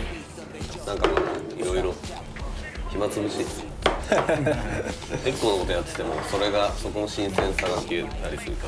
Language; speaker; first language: Japanese; native; Japanese